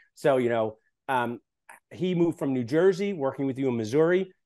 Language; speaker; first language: English; native; English